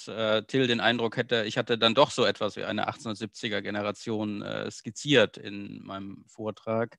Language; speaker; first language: German; native; German